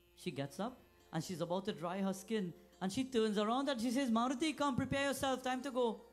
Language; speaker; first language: English; native; English